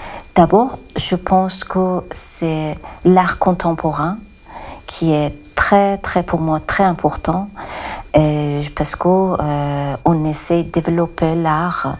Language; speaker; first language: French; non-native, learner; Persian